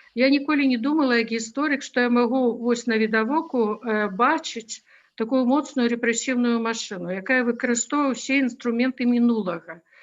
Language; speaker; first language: Belarusian; non-native, local second language; Russian